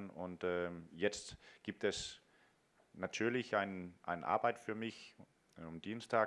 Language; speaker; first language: German; non-native, fluent; Danish